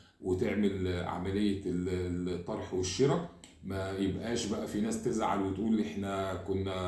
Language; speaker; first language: Arabic; native; Arabic